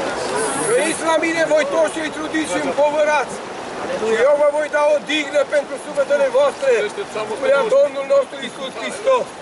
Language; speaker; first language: Romanian; native; Romanian